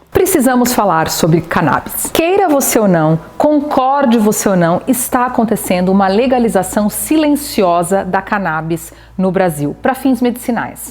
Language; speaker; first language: Portuguese; native; Portuguese